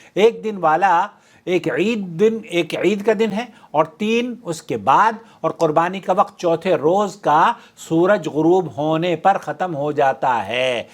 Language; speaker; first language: Urdu; native; Urdu